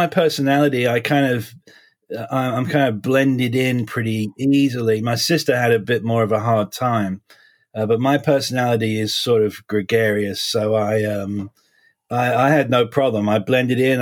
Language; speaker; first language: English; native; English